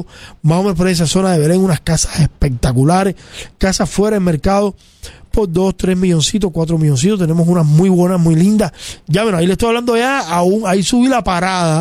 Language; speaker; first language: Spanish; native; Spanish